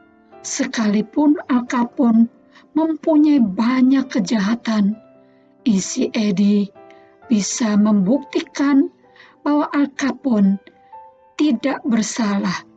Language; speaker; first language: Indonesian; native; Indonesian